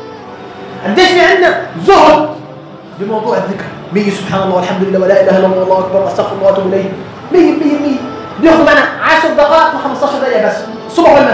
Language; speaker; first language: Arabic; native; Arabic